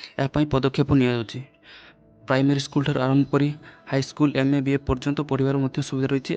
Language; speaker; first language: Odia; non-native, local second language; Santali